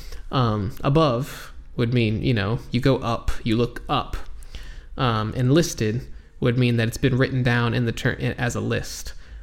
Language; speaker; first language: English; native; English